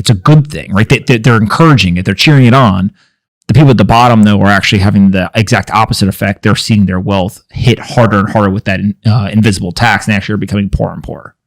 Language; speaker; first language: English; native; English